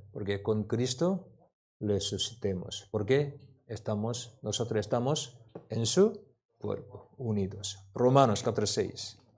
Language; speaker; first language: Spanish; non-native, learner; Korean